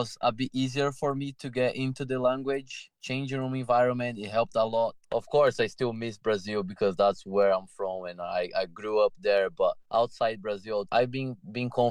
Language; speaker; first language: English; non-native, fluent; Portuguese